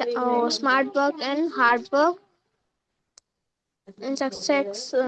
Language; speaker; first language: English; non-native, learner; Hindi